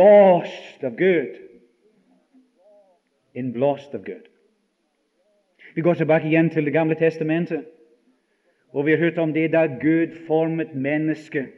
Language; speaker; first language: Norwegian; non-native, fluent; English